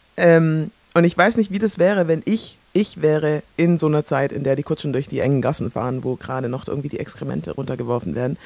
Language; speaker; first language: German; early bilingual, other home language; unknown